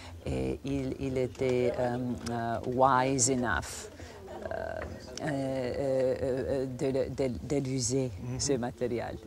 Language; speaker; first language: French; non-native, fluent; Croatian